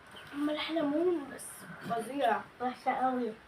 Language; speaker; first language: Arabic; native; Arabic